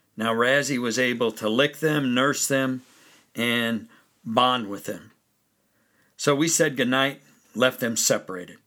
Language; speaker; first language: English; native; English